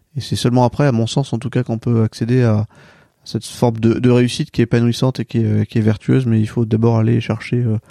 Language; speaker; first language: French; native; French